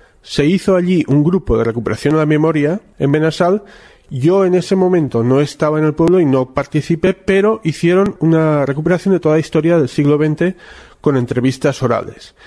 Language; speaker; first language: Spanish; native; Spanish